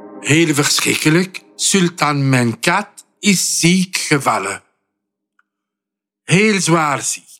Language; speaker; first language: Dutch; non-native, fluent; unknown